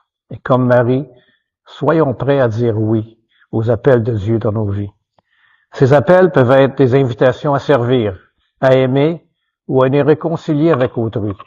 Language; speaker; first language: French; native; French